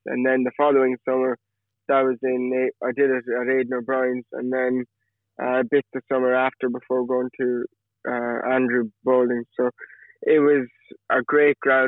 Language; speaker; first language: English; native; English